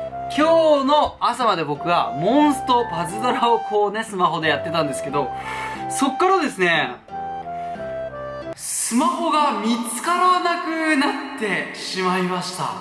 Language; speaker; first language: Japanese; native; Japanese